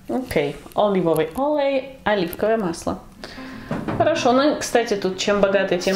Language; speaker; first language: Russian; native; Russian